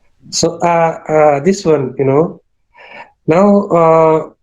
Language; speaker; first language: English; non-native, local second language; Urdu